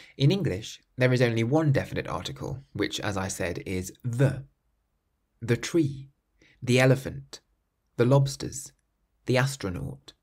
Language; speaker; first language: English; native; English